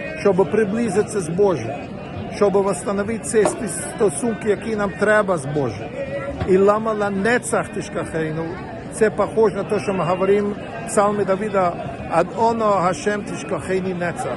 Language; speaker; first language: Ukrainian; non-native, learner; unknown